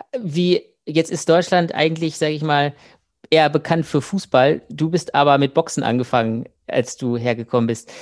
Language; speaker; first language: German; native; German